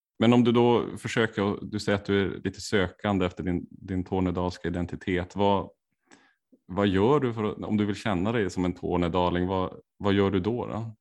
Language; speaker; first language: Swedish; native; Swedish